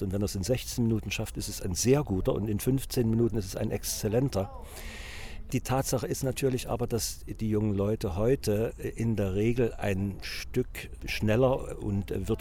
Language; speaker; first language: German; native; German